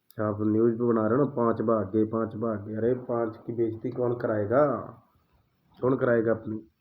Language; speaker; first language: Hindi; non-native, local second language; Punjabi